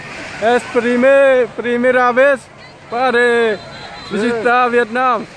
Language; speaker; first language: Spanish; non-native, learner; Vietnamese